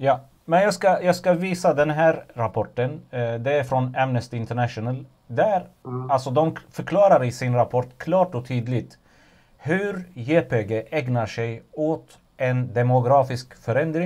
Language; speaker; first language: Swedish; non-native, fluent; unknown